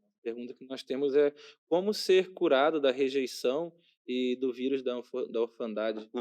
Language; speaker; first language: Portuguese; native; Portuguese